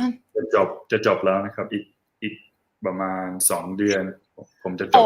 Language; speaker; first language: Thai; non-native, fluent; English